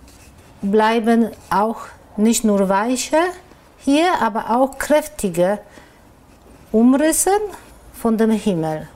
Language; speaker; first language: German; non-native, fluent; Polish